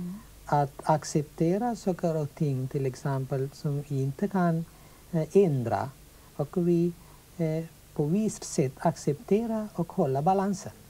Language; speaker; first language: Swedish; non-native, fluent; Sinhala